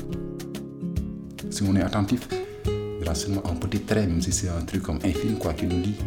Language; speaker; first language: French; non-native, local second language; Wolof